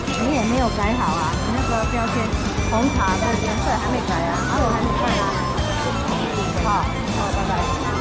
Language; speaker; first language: Chinese; native; Chinese